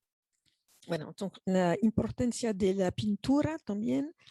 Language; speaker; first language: Spanish; non-native, fluent; French